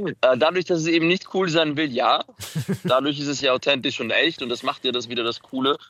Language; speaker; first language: German; early bilingual, other home language; Macedonian